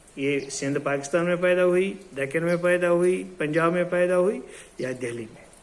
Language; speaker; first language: Urdu; non-native, local second language; Kashmiri